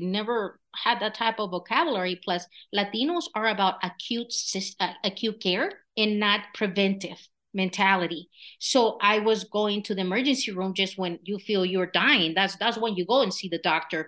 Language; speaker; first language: English; non-native, fluent; Spanish